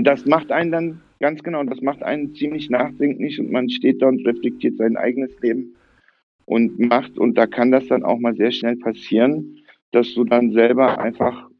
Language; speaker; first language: German; early bilingual, other home language; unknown